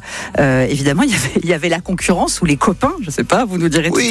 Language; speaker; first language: French; native; French